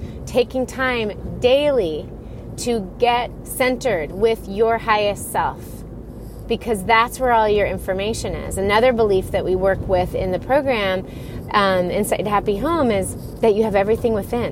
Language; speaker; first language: English; native; English